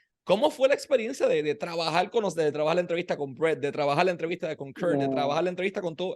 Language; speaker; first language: Spanish; native; Spanish